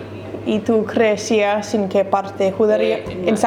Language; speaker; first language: Spanish; non-native, learner; English